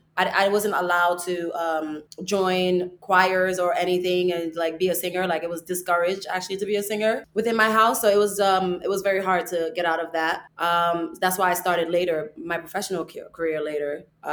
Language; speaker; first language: English; early bilingual, other home language; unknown